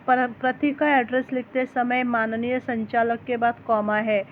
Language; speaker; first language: Hindi; non-native, local second language; Marathi